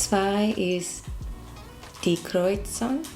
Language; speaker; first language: German; non-native, learner; English